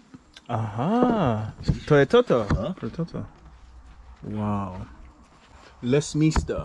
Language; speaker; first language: Czech; non-native, learner; English